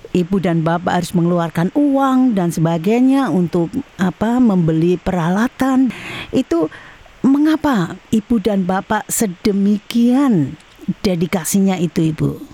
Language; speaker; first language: Indonesian; native; Indonesian